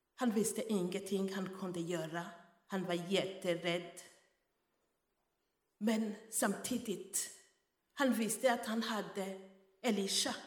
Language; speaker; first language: Swedish; non-native, fluent; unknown